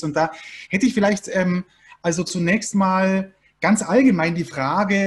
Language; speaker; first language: German; native; German